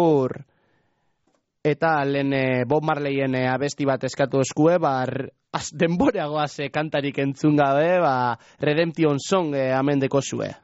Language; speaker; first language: Basque; native; Basque